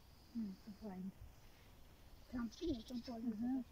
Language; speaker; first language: Romanian; early bilingual, heritage; Romanian